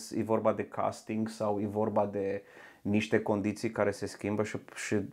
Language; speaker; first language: Romanian; early bilingual, heritage; Romanian